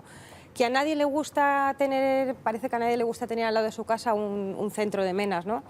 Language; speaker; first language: Spanish; native; Spanish